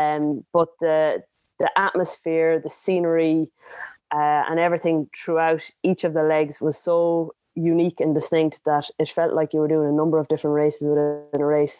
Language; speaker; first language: English; native; English